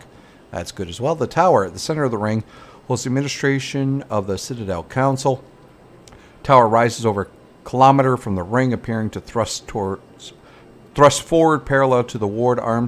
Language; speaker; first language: English; native; English